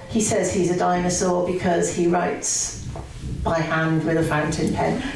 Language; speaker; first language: English; native; English